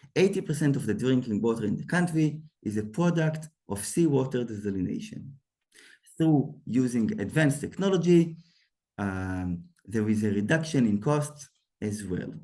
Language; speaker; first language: English; non-native, fluent; Hebrew